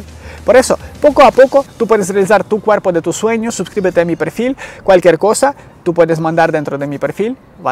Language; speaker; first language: Spanish; non-native, learner; Ukrainian